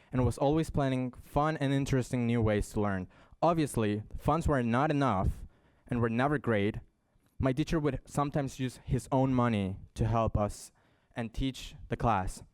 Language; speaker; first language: English; early bilingual, other home language; Spanish